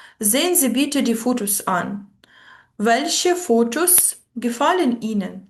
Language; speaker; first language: German; non-native, fluent; Ukrainian